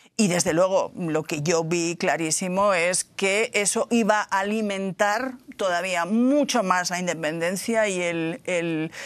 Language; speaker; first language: Spanish; native; Spanish